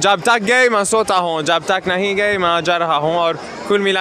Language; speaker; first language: Hindi; non-native, learner; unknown